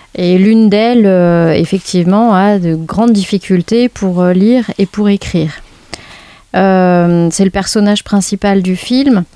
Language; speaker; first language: French; native; French